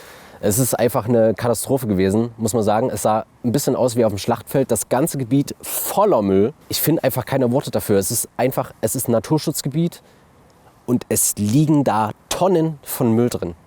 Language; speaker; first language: German; native; German